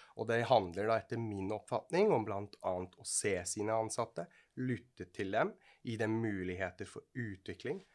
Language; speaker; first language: Norwegian; non-native, fluent; Swiss German